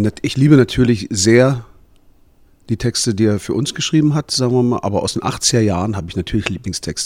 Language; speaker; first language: German; native; German